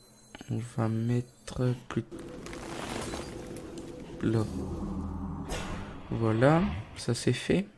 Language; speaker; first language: French; native; French